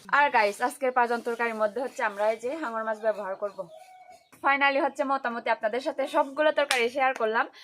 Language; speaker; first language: Bangla; non-native, local second language; Chakma